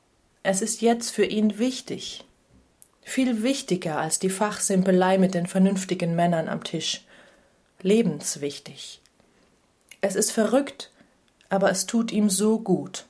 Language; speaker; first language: German; native; German